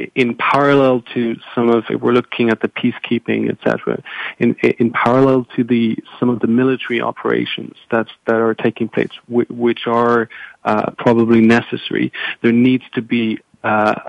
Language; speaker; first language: English; non-native, fluent; French